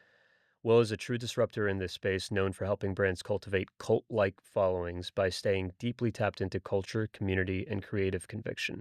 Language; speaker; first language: English; native; English